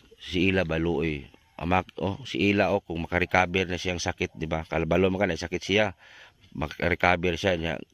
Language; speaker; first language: Filipino; non-native, local second language; Cebuano